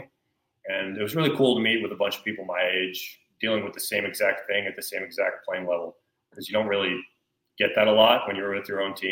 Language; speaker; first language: English; native; English